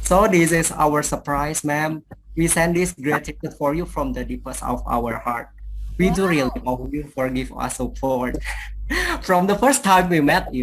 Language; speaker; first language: English; non-native, learner; Indonesian